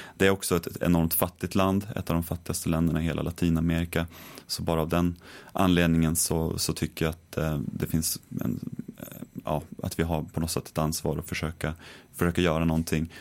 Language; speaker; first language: Swedish; native; Swedish